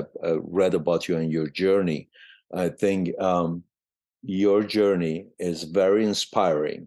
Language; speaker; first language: English; non-native, fluent; Persian